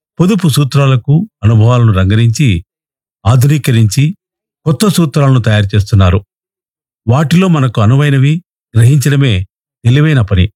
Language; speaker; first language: Telugu; native; Telugu